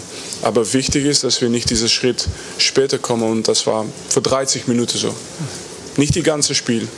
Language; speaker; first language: German; non-native, fluent; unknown